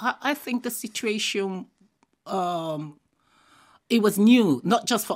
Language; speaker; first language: English; non-native, local second language; Igbo